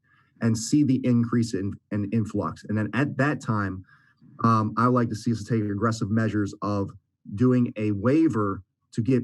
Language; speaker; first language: English; native; English